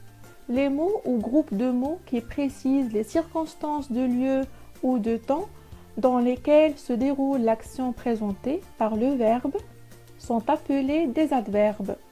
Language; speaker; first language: French; non-native, local second language; Arabic